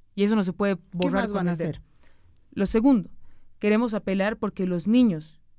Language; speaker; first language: Spanish; native; Spanish